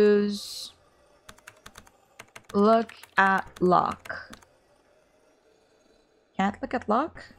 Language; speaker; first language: English; native; English